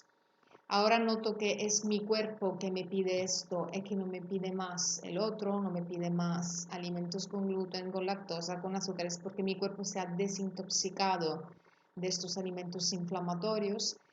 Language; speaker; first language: Spanish; non-native, fluent; Italian